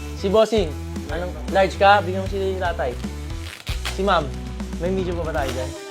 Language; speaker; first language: Filipino; native; Filipino